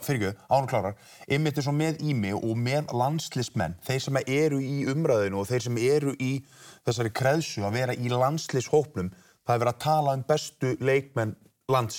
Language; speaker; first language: Icelandic; native; Icelandic